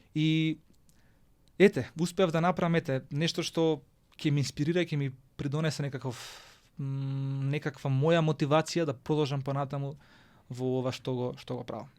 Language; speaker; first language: Macedonian; native; Macedonian